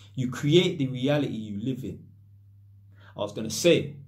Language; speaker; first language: English; native; English